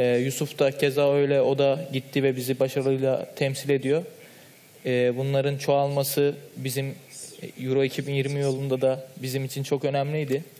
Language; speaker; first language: Turkish; native; Turkish